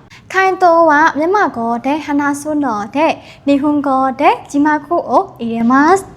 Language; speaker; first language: Japanese; non-native, learner; Burmese